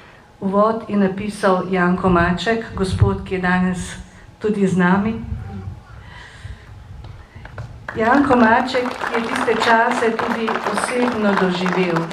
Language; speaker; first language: Slovenian; native; Slovenian